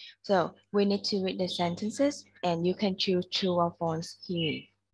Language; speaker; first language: English; non-native, fluent; Vietnamese